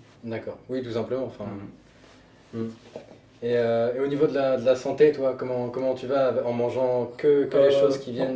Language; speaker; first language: French; native; French